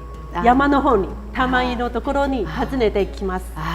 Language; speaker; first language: Japanese; non-native, fluent; Chinese